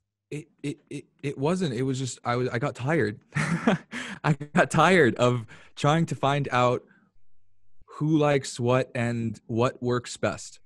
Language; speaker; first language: English; early bilingual, other home language; Arabic